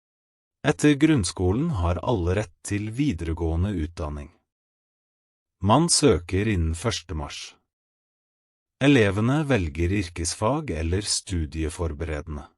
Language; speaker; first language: Norwegian; non-native, fluent; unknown